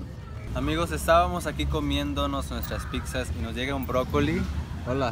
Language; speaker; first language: Spanish; native; Spanish